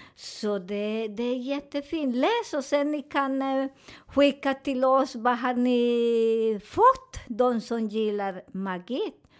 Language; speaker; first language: Swedish; non-native, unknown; Spanish